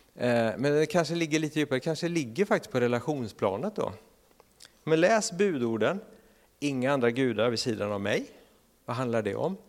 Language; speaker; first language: Swedish; native; Swedish